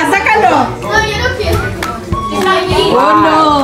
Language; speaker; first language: Spanish; non-native, fluent; Filipino